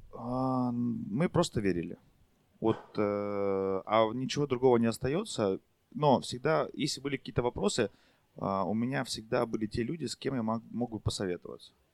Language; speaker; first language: Russian; native; Russian